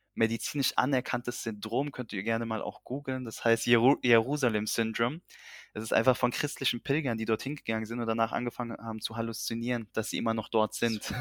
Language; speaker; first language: German; early bilingual, heritage; Urdu